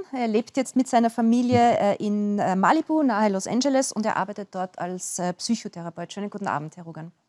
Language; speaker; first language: German; native; German